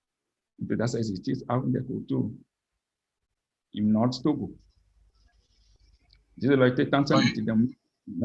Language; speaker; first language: German; non-native, fluent; French